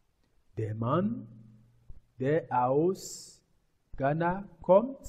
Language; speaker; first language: German; non-native, fluent; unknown